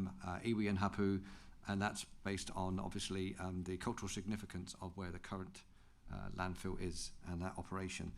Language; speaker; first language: English; native; English